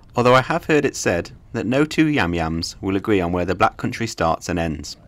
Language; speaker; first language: English; native; English